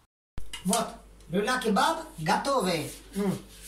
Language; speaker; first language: Russian; non-native, learner; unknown